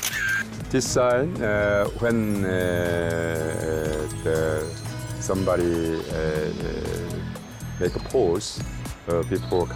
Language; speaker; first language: English; non-native, learner; Korean